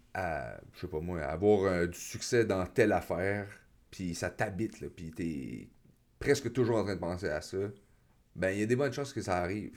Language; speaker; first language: French; native; French